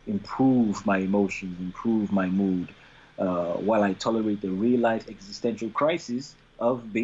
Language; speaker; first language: English; non-native, local second language; Yoruba